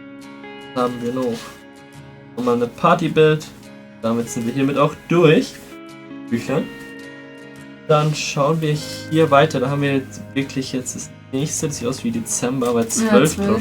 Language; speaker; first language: German; native; German